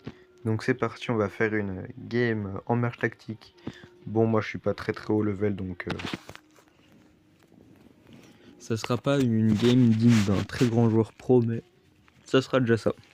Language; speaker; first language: French; native; French